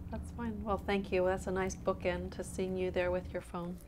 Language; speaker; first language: English; native; English